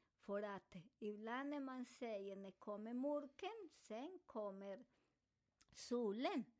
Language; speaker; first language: Swedish; non-native, fluent; Spanish